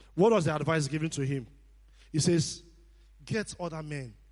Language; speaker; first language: English; non-native, local second language; Nigerian Pidgin